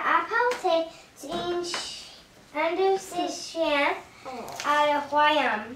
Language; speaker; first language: French; non-native, learner; English